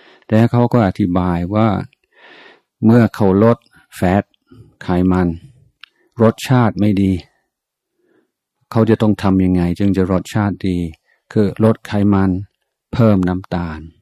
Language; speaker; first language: Thai; non-native, fluent; English